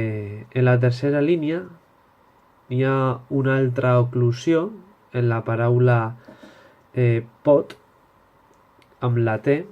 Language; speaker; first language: Catalan; non-native, local second language; Spanish